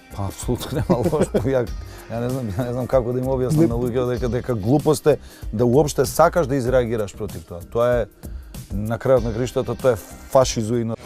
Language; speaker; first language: Macedonian; non-native, local second language; Albanian